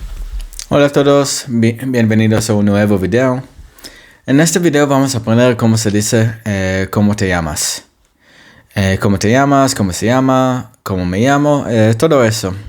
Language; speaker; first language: Spanish; non-native, fluent; Hebrew